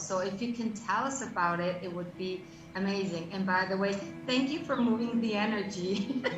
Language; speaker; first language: English; non-native, fluent; Spanish